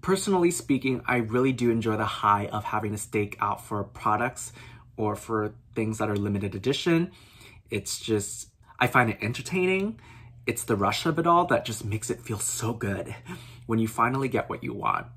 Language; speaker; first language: English; early bilingual, other home language; Vietnamese